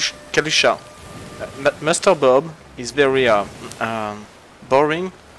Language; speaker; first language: English; non-native, learner; French